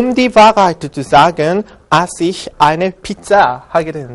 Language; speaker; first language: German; non-native, fluent; Korean